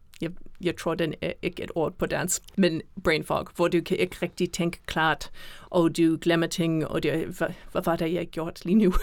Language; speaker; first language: Danish; non-native, fluent; English